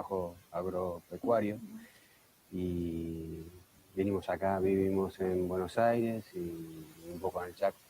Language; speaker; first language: Spanish; early bilingual, other home language; English